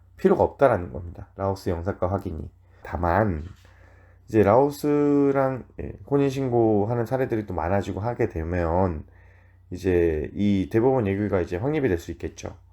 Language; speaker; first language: Korean; native; Korean